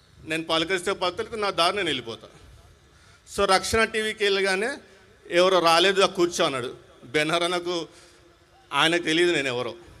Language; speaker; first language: Telugu; non-native, local second language; Hindi